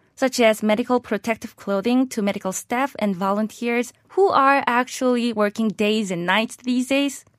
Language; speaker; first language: English; non-native, fluent; Korean